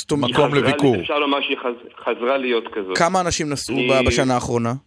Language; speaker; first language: Hebrew; native; Hebrew